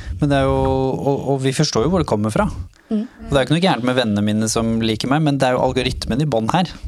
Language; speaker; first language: Norwegian; early bilingual, other home language; Somali